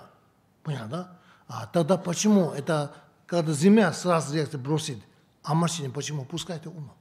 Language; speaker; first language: Russian; non-native, learner; Tibetan